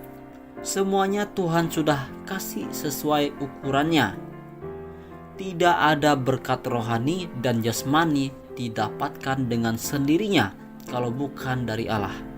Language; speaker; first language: Indonesian; native; Indonesian